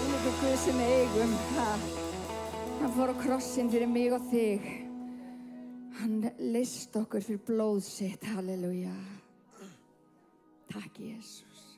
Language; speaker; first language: Icelandic; non-native, fluent; English